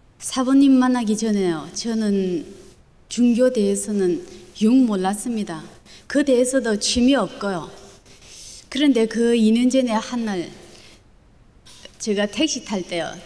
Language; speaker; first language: Korean; early bilingual, other home language; Chinese